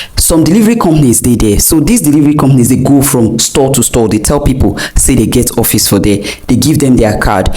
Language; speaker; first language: Nigerian Pidgin; non-native, local second language; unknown